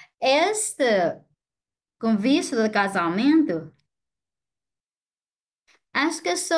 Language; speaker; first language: Portuguese; non-native, fluent; Chinese